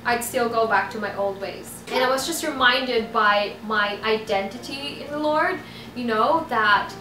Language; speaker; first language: English; non-native, local second language; Filipino